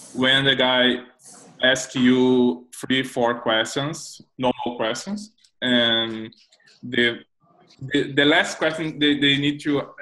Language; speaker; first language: English; non-native, learner; Portuguese